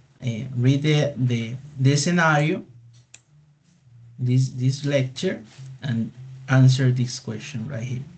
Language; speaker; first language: English; non-native, fluent; Spanish